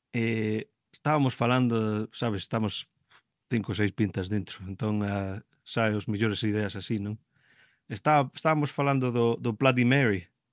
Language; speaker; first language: Galician; early bilingual, heritage; Galician